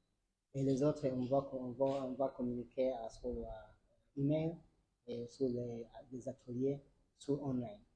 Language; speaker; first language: French; non-native, learner; Arabic